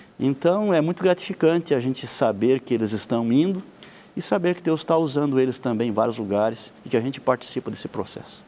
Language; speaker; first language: Portuguese; native; Portuguese